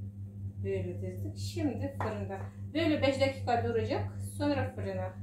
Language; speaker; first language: Turkish; non-native, fluent; Russian